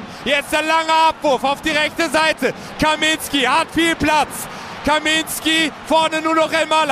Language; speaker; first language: German; native; German